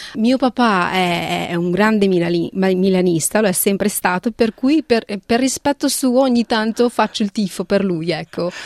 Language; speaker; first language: Italian; early bilingual, other home language; Punjabi